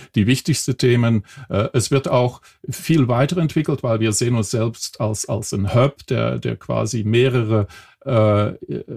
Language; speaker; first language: German; non-native, fluent; Dutch